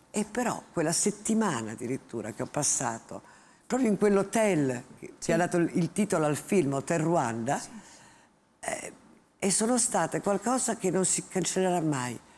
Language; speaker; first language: Italian; native; Italian